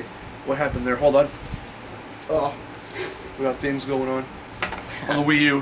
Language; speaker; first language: English; native; English